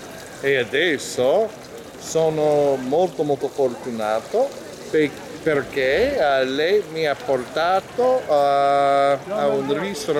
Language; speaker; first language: Italian; non-native, learner; English